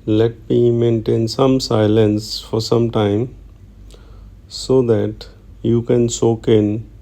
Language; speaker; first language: English; non-native, local second language; Hindi